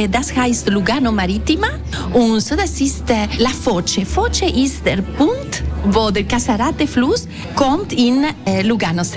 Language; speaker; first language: German; non-native, local second language; Italian